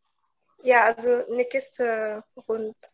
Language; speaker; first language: German; non-native, learner; Arabic